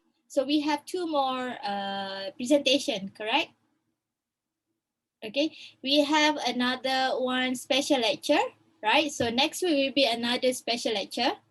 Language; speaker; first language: English; non-native, local second language; Malay